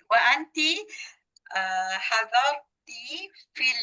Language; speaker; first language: Arabic; non-native, learner; Malay